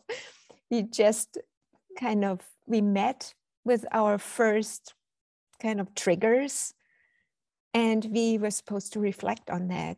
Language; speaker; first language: English; non-native, fluent; German